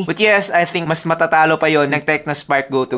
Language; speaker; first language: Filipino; native; Filipino